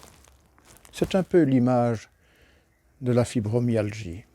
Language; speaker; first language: French; native; French